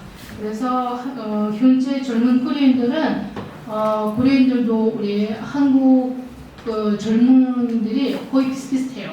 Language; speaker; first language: Korean; early bilingual, heritage; Russian